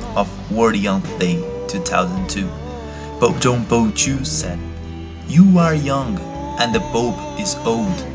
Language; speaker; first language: English; non-native, learner; Portuguese